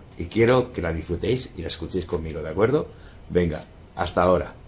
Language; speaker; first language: Spanish; native; Spanish